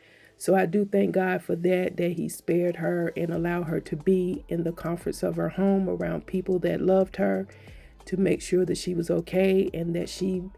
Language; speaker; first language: English; native; English